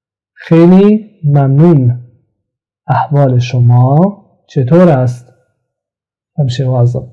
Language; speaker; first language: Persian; non-native, fluent; Central Kurdish